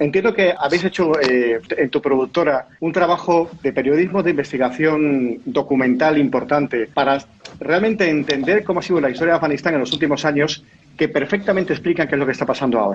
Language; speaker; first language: Spanish; native; Spanish